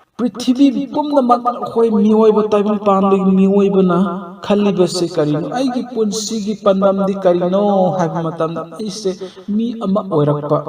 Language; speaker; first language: Manipuri; non-native, local second language; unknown